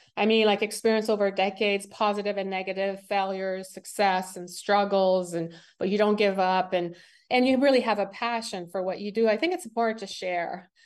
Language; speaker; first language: English; non-native, fluent; French